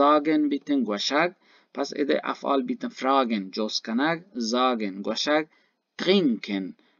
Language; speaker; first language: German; non-native, fluent; Baluchi